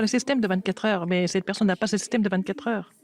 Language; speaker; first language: French; non-native, fluent; Korean